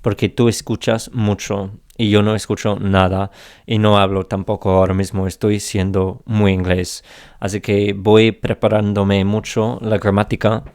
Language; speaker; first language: Spanish; non-native, fluent; English